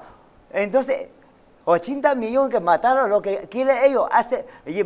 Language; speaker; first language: Spanish; non-native, learner; Chinese